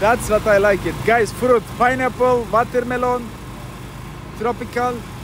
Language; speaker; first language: English; non-native, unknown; Turkish